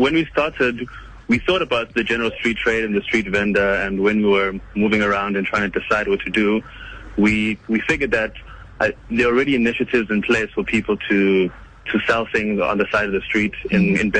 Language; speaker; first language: English; non-native, local second language; Kinyarwanda